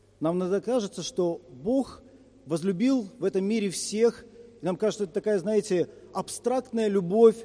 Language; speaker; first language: Russian; native; Russian